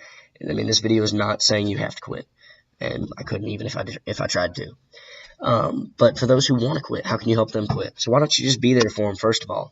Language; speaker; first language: English; native; English